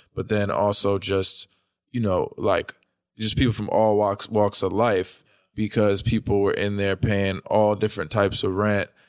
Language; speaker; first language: English; native; English